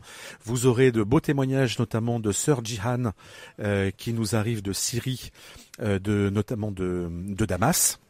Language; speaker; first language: French; native; French